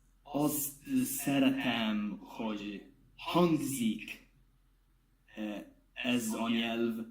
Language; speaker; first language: Hungarian; non-native, learner; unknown